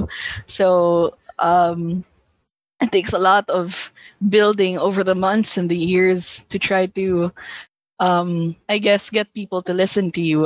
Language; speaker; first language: English; non-native, local second language; Hiligaynon